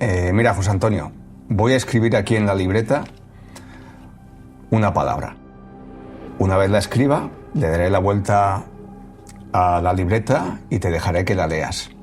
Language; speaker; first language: Spanish; native; Spanish